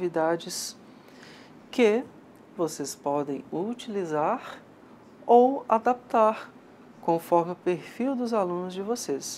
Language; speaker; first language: Portuguese; native; Portuguese